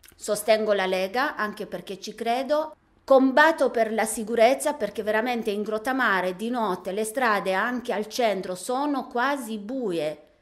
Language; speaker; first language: Italian; non-native, fluent; Romanian